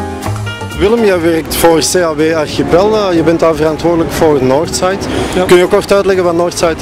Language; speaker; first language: Dutch; native; Dutch